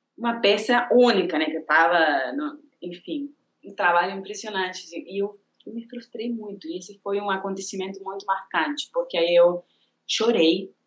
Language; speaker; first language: Portuguese; non-native, fluent; Spanish